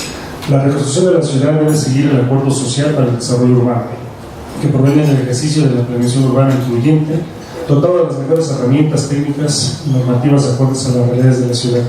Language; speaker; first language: Spanish; native; Spanish